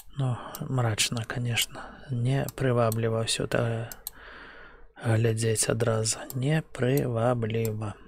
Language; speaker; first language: Belarusian; native; Belarusian